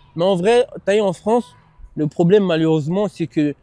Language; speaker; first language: French; native; French